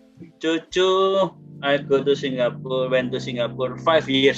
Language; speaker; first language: English; non-native, learner; Indonesian